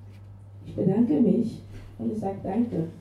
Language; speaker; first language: German; non-native, fluent; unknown